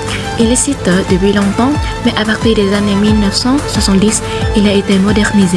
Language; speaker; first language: French; non-native, learner; Vietnamese